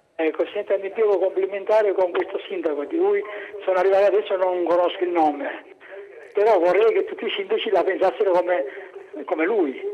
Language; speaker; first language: Italian; native; Italian